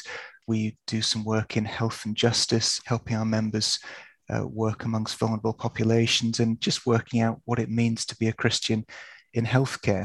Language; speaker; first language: English; native; English